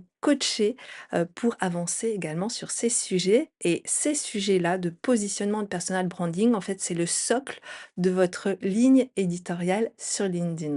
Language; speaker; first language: French; native; French